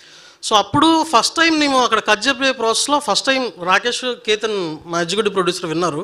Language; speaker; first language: Telugu; native; Telugu